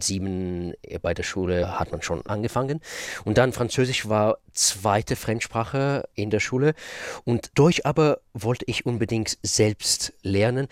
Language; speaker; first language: German; non-native, fluent; Russian